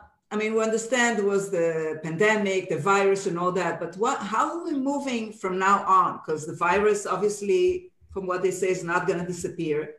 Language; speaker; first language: English; non-native, fluent; Hebrew